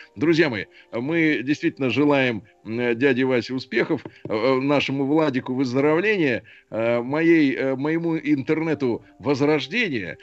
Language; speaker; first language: Russian; native; Russian